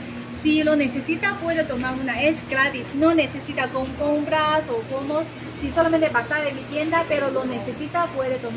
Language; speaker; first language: Spanish; non-native, learner; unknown